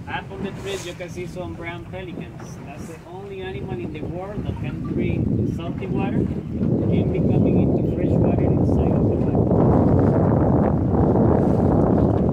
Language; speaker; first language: English; non-native, fluent; Spanish